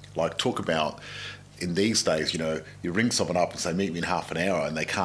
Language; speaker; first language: English; non-native, local second language; Macedonian